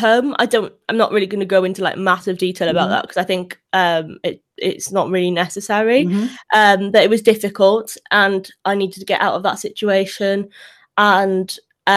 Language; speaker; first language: English; native; English